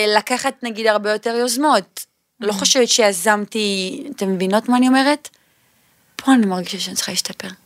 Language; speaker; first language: Hebrew; native; Hebrew